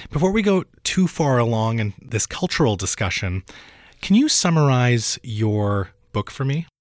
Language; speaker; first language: English; early bilingual, other home language; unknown